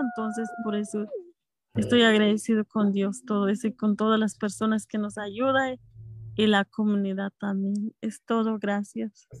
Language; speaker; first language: Spanish; non-native, local second language; Kʼicheʼ